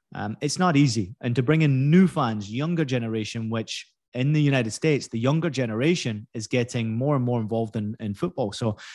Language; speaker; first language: English; native; English